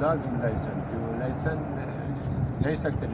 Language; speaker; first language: Hindi; non-native, learner; Arabic